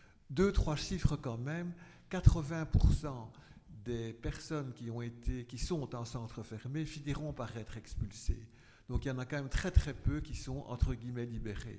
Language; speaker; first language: French; native; French